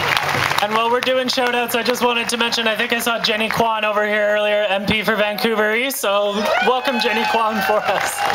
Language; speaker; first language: English; native; English